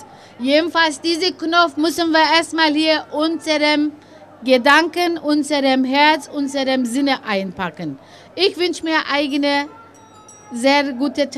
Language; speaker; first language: German; early bilingual, other home language; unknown